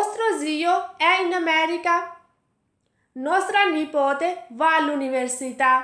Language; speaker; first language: Italian; non-native, fluent; Urdu